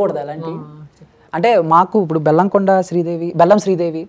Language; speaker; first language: Telugu; native; Telugu